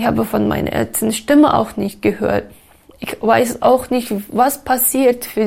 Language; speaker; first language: German; non-native, learner; Uyghur